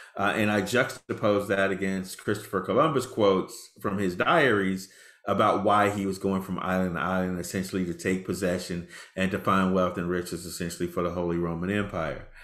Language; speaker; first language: English; native; English